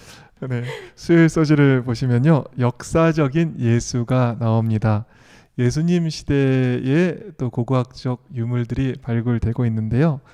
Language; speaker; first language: Korean; native; Korean